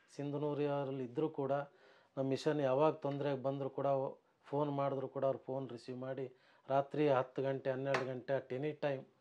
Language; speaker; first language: Kannada; native; Kannada